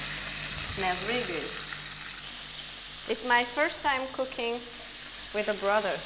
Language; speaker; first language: English; non-native, learner; French